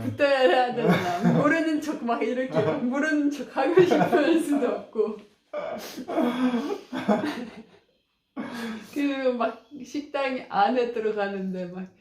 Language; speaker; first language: Korean; non-native, learner; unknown